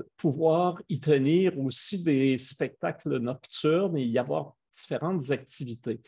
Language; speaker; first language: French; native; French